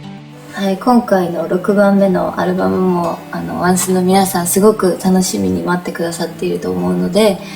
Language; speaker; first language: Japanese; native; Japanese